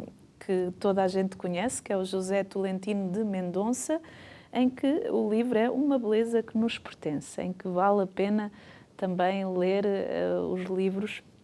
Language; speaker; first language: Portuguese; native; Portuguese